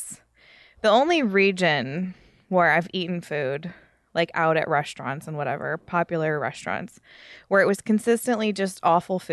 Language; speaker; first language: English; native; English